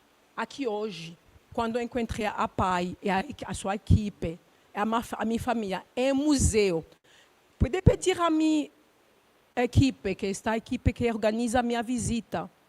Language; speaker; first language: Portuguese; non-native, learner; Luba-Lulua